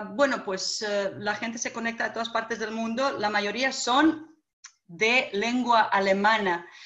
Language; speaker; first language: Spanish; non-native, fluent; Bosnian